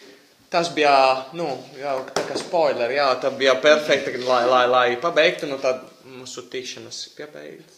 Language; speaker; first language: Latvian; non-native, fluent; Italian